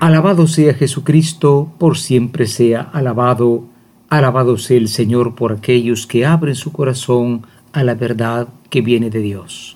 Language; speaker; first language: Spanish; native; Spanish